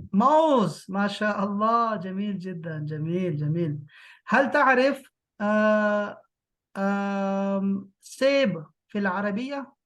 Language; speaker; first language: Arabic; non-native, fluent; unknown